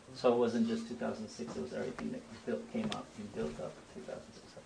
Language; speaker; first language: English; non-native, fluent; Spanish